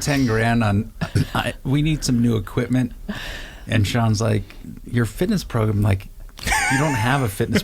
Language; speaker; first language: English; native; English